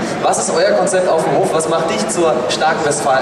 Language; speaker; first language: German; native; German